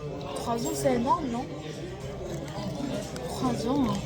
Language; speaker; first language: French; non-native, learner; Korean